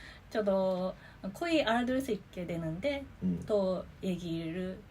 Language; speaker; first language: Korean; non-native, fluent; Japanese